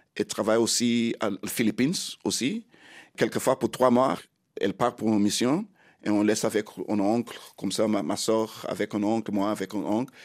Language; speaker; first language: French; non-native, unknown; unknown